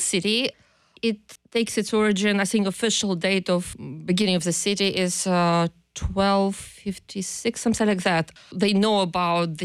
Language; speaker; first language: English; non-native, fluent; Ukrainian